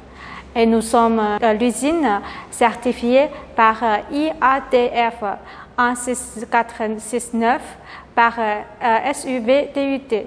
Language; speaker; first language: French; non-native, learner; Chinese